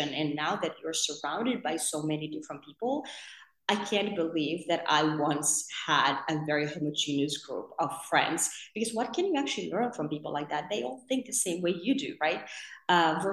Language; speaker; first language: English; non-native, fluent; Finnish